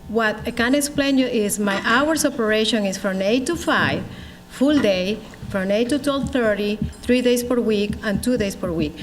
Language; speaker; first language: English; non-native, learner; Spanish